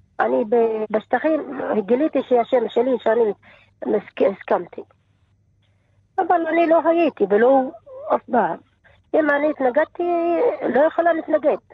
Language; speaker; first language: Hebrew; non-native, learner; Arabic